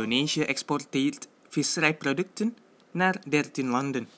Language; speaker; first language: Dutch; non-native, fluent; Indonesian